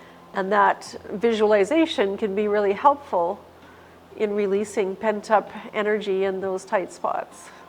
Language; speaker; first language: English; native; English